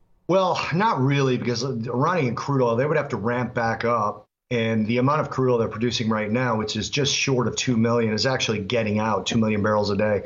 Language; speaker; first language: English; native; English